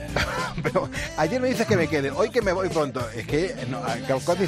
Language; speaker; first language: Spanish; native; Spanish